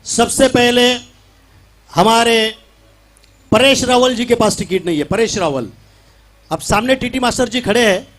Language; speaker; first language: Hindi; non-native, local second language; Marathi